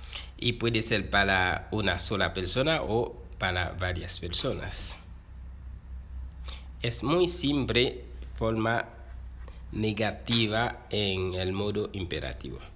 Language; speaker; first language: Spanish; non-native, fluent; Haitian Creole